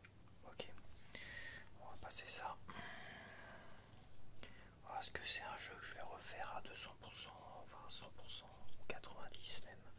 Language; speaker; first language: French; native; French